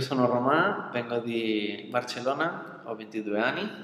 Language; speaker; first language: Italian; non-native, fluent; Spanish